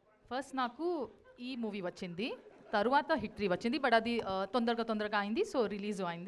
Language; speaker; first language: Telugu; non-native, local second language; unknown